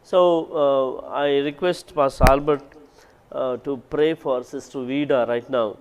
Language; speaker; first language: English; non-native, local second language; Kannada